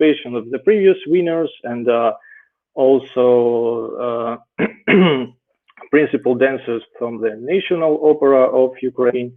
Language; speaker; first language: English; non-native, fluent; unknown